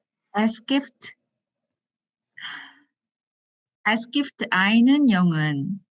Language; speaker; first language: German; non-native, learner; Korean